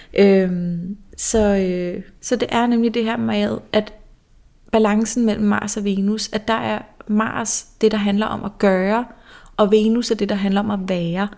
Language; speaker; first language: Danish; native; Danish